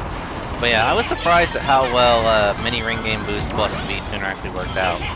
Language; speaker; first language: English; native; English